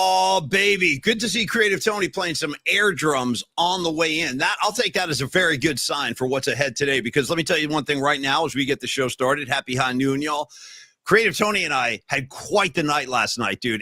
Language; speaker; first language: English; native; English